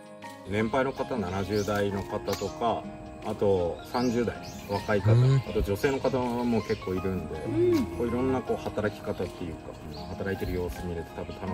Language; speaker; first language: Japanese; native; Japanese